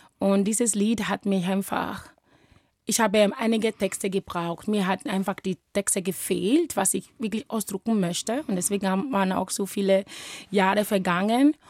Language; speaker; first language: German; non-native, fluent; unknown